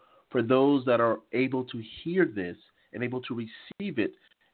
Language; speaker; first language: English; native; English